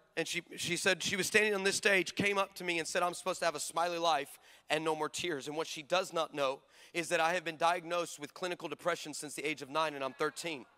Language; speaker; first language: English; native; English